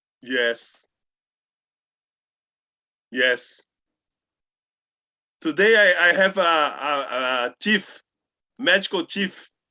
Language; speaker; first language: English; non-native, learner; Portuguese